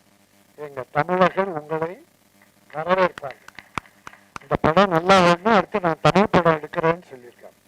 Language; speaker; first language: Tamil; native; Tamil